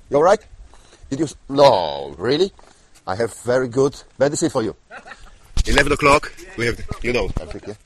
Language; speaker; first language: English; non-native, learner; Polish